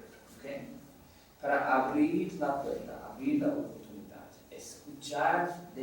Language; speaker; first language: Spanish; non-native, fluent; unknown